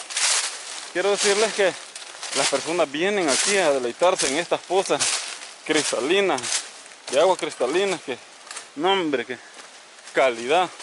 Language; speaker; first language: Spanish; native; Spanish